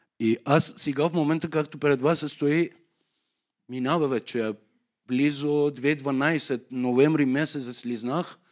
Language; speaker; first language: Bulgarian; non-native, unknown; Persian